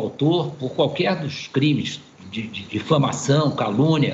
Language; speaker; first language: Portuguese; native; Portuguese